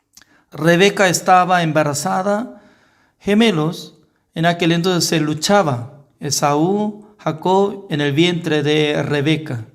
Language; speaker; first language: Spanish; non-native, learner; Korean